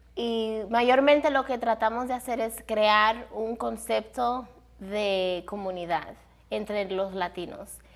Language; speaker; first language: Spanish; early bilingual, heritage; Spanish